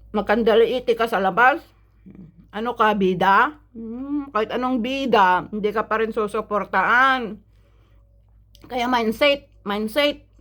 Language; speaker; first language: Filipino; non-native, local second language; Iloko